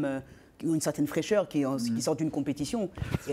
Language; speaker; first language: French; native; French